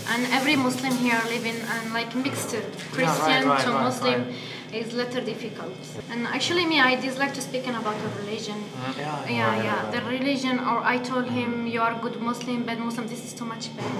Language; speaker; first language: English; non-native, learner; Arabic